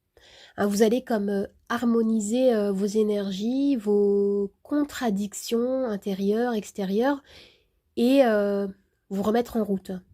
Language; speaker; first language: French; native; French